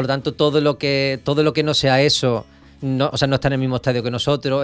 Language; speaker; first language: Spanish; native; Spanish